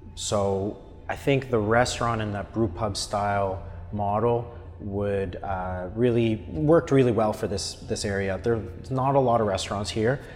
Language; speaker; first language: English; native; English